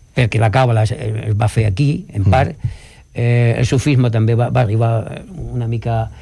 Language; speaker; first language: Catalan; non-native, local second language; Spanish